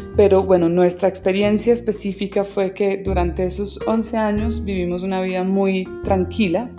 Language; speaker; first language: Spanish; early bilingual, other home language; English